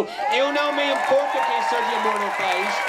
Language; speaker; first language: Portuguese; non-native, fluent; English